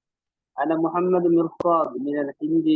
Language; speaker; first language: Arabic; non-native, learner; Malayalam